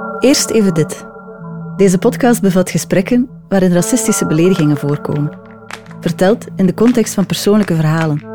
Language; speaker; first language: Dutch; native; Dutch